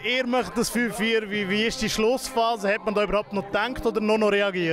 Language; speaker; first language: German; native; German